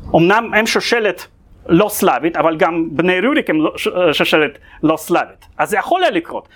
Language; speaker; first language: Hebrew; non-native, fluent; Russian